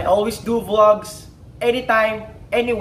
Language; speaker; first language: English; non-native, local second language; Filipino